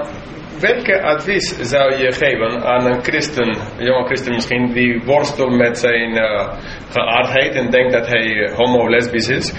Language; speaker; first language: Dutch; non-native, fluent; English